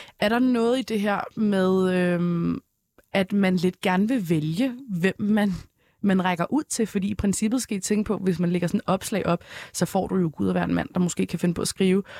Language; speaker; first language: Danish; early bilingual, other home language; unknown